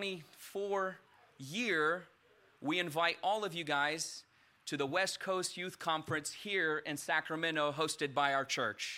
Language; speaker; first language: English; early bilingual, other home language; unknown